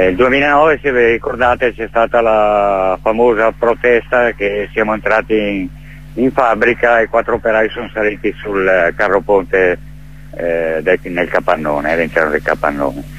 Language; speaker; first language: Italian; native; Italian